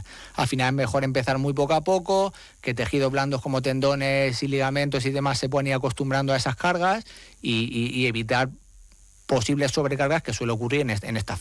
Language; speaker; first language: Spanish; native; Spanish